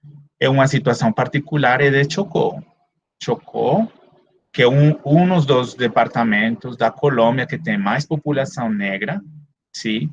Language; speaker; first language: Portuguese; non-native, fluent; Spanish